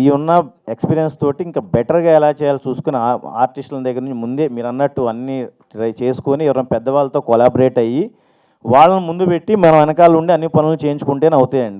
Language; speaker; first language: Telugu; native; Telugu